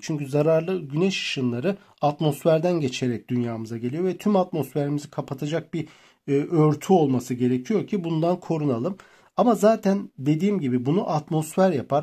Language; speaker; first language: Turkish; native; Turkish